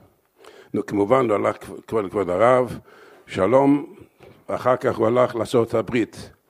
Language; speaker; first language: Hebrew; non-native, fluent; English